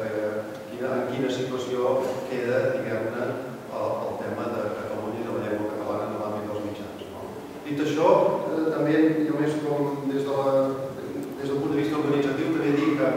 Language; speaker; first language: Catalan; native; Catalan